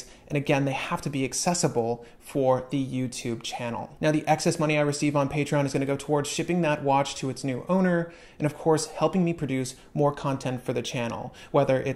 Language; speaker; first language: English; native; English